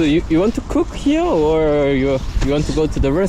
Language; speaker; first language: English; non-native, learner; Korean